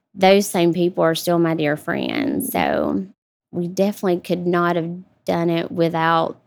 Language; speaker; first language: English; native; English